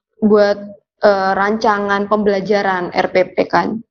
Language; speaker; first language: Indonesian; native; Indonesian